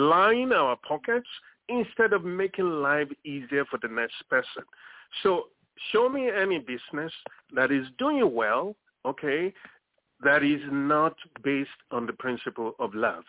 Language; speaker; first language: English; non-native, local second language; Yoruba